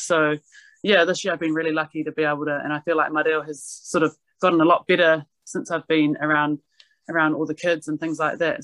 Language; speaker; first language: English; non-native, local second language; Māori